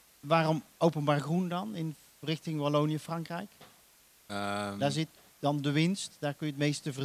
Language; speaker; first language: Dutch; native; Dutch